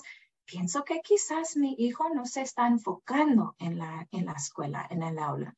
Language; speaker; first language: Spanish; non-native, fluent; English